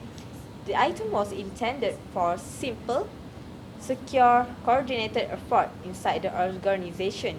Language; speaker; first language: English; non-native, learner; Malay